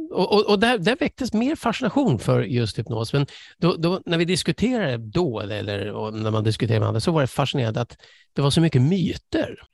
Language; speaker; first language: Swedish; early bilingual, other home language; English